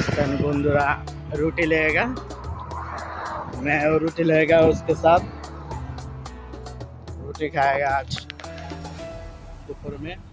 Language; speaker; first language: Hindi; non-native, learner; Bangla